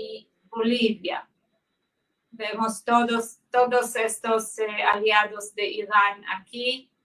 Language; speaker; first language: Spanish; non-native, fluent; Hebrew